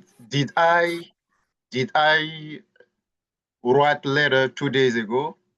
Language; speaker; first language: English; non-native, learner; French